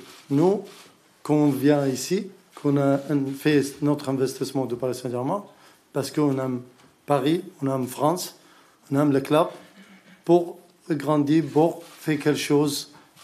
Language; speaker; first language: French; non-native, learner; Arabic